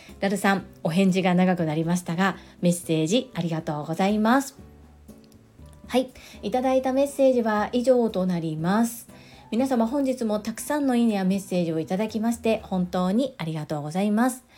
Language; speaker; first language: Japanese; native; Japanese